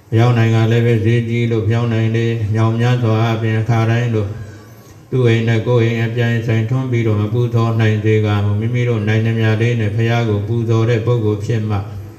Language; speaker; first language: Burmese; native; Burmese